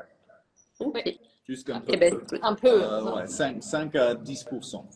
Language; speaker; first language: French; non-native, fluent; German